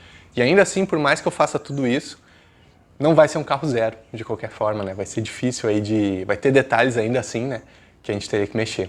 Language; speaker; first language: Portuguese; native; Portuguese